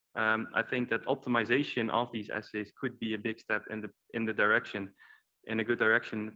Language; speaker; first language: English; non-native, fluent; Dutch